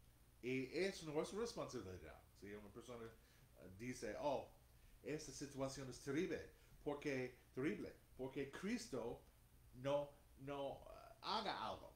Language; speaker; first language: Spanish; non-native, fluent; English